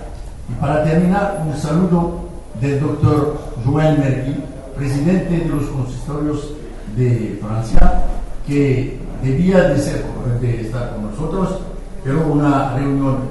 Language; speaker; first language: Spanish; non-native, fluent; French